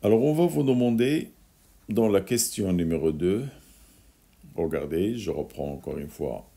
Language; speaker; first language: French; non-native, local second language; Arabic